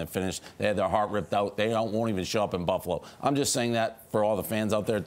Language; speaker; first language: English; native; English